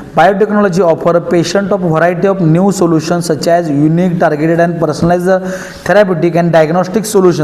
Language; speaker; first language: English; non-native, local second language; Marathi